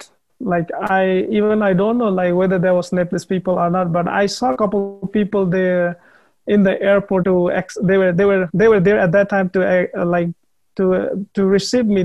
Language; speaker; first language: English; non-native, learner; Nepali